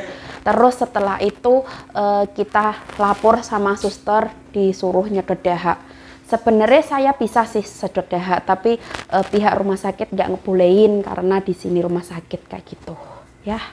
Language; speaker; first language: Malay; non-native, local second language; Javanese